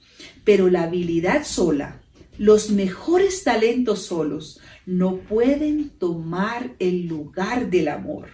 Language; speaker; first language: Spanish; native; Spanish